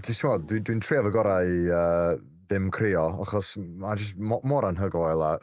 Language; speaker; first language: Welsh; non-native, local second language; English